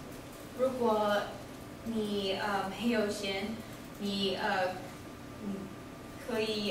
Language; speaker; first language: Chinese; non-native, learner; English